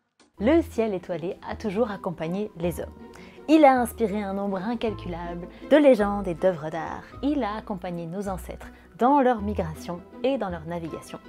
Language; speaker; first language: French; native; French